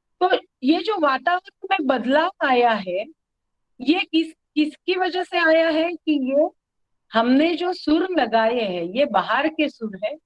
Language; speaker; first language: Hindi; non-native, local second language; Marathi